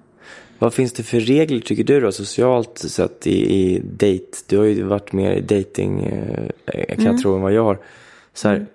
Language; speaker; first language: Swedish; native; Swedish